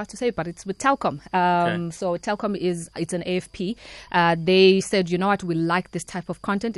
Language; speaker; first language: English; non-native, local second language; Zulu